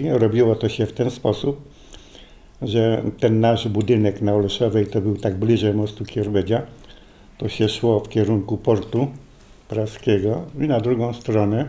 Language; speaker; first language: Polish; native; Polish